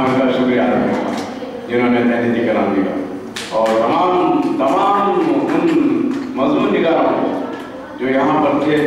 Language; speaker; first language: Urdu; native; Urdu